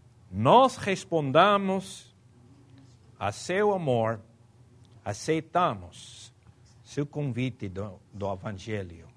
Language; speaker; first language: Portuguese; non-native, fluent; Spanish